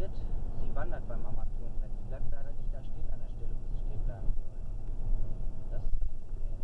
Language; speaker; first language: German; native; German